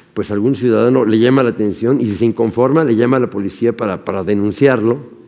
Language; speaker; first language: Spanish; native; Spanish